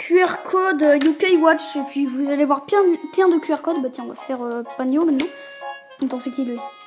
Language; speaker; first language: French; native; French